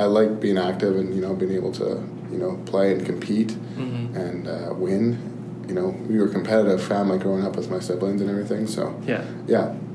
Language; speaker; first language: English; native; English